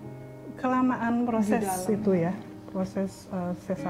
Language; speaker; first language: Indonesian; native; Indonesian